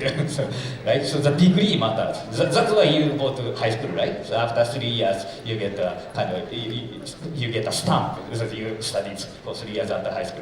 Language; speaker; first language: English; non-native, fluent; Japanese